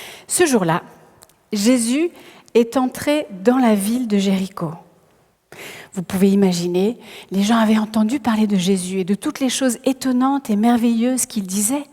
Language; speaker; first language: French; native; French